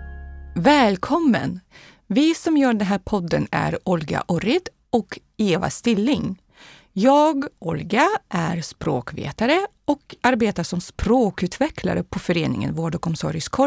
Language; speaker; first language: Swedish; non-native, fluent; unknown